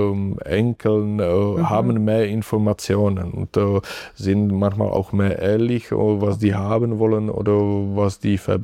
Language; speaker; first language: German; non-native, fluent; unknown